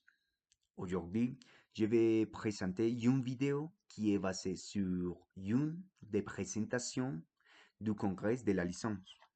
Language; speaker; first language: French; non-native, fluent; Spanish